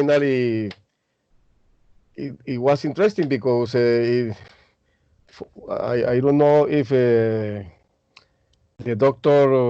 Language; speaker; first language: English; non-native, learner; Spanish